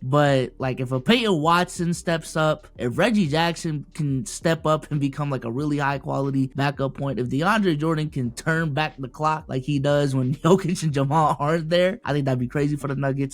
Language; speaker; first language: English; native; English